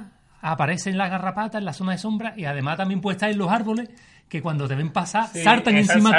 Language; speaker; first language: Spanish; native; Spanish